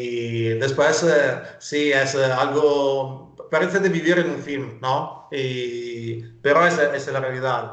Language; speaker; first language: Spanish; non-native, fluent; Italian